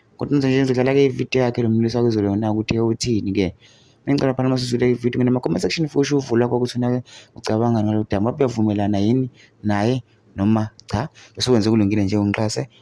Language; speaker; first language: Zulu; native; Zulu